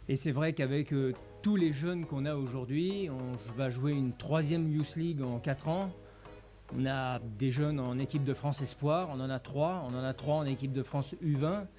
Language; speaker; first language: French; native; French